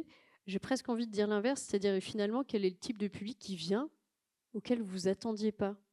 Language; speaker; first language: French; native; French